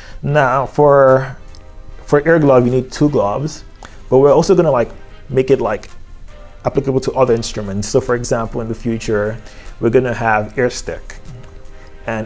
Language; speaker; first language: English; non-native, local second language; Yoruba